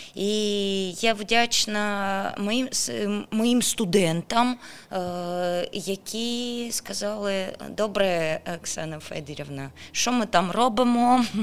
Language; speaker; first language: Ukrainian; non-native, local second language; Russian